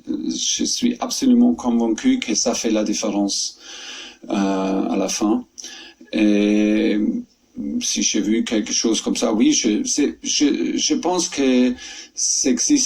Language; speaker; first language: French; non-native, fluent; German